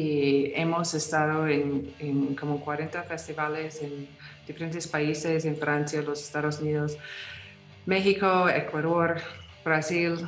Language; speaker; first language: Spanish; non-native, fluent; English